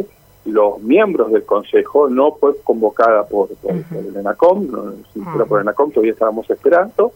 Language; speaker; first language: Spanish; native; Spanish